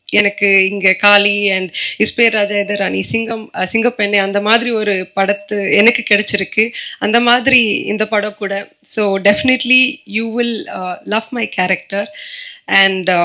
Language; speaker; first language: Tamil; non-native, learner; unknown